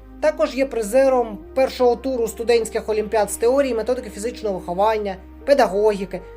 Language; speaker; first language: Ukrainian; native; Ukrainian